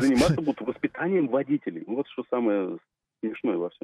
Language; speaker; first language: Russian; native; Russian